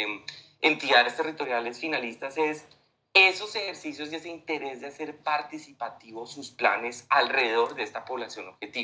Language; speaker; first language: Spanish; native; Spanish